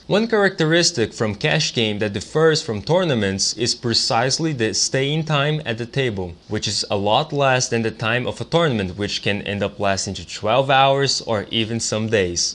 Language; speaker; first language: English; non-native, fluent; Portuguese